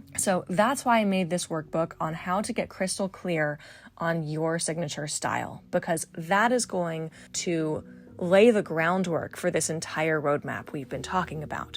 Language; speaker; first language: English; native; English